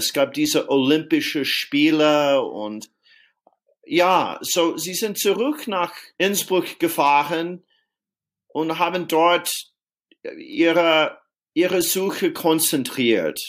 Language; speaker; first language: German; non-native, fluent; English